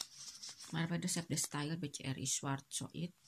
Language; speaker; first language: Dutch; non-native, local second language; Indonesian